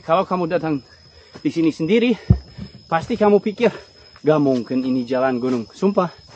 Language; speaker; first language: Indonesian; non-native, fluent; English